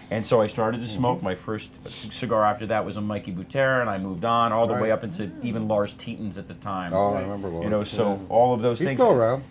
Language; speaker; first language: English; native; English